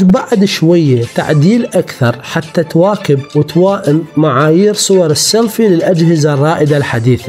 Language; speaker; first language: Arabic; native; Arabic